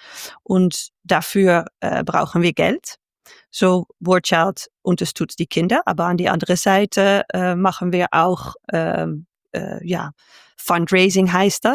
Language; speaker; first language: German; non-native, fluent; Dutch